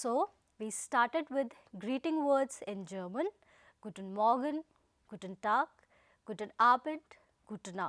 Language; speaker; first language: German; non-native, fluent; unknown